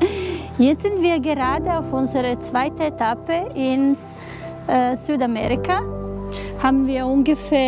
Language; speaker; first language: German; non-native, fluent; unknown